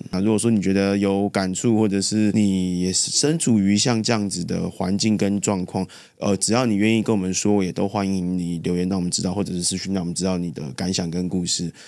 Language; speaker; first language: Chinese; native; Chinese